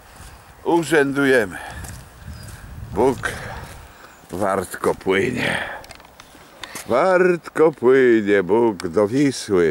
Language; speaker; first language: Polish; native; Polish